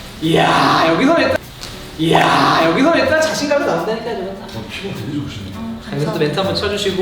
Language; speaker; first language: Korean; native; Korean